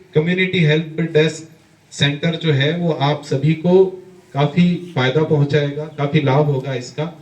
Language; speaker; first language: Hindi; native; Hindi